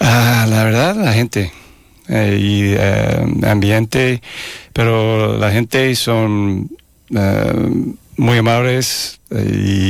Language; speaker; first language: Spanish; non-native, fluent; English